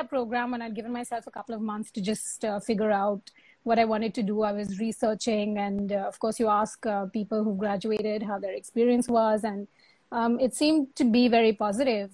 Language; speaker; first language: English; non-native, local second language; Hindi